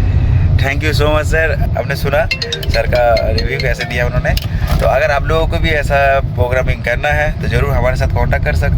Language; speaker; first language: Hindi; non-native, local second language; Odia